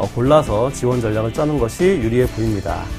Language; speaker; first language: Korean; native; Korean